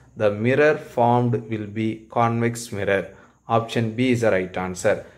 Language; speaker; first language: English; non-native, local second language; Tamil